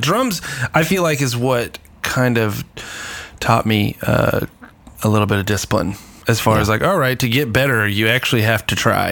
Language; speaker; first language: English; native; English